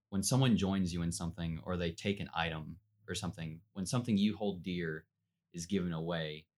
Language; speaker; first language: English; native; English